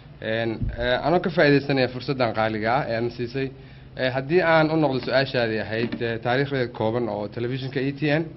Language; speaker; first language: Somali; native; Somali